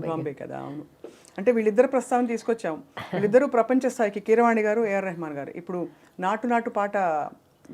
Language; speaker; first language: Telugu; native; Telugu